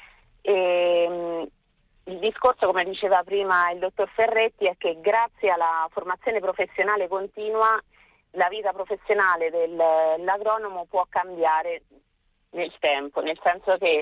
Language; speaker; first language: Italian; native; Italian